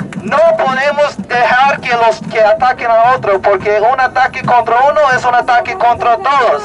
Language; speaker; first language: Spanish; early bilingual, heritage; Spanish